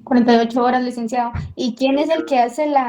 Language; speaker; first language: Spanish; native; Spanish